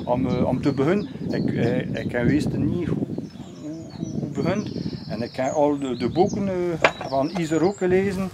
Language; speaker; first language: Dutch; non-native, local second language; French